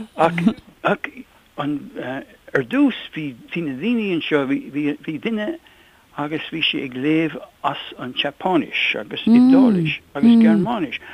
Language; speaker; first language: Irish; non-native, local second language; English